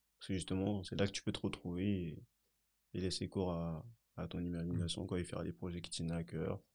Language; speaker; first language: French; early bilingual, other home language; Haitian Creole